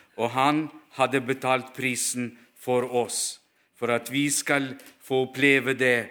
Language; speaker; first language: Norwegian; non-native, fluent; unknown